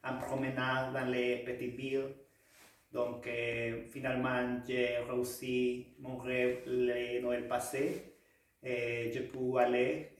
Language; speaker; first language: French; non-native, learner; Spanish